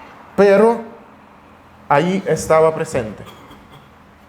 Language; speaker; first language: Spanish; non-native, fluent; Russian